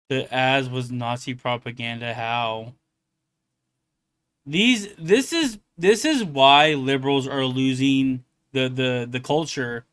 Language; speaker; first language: English; native; English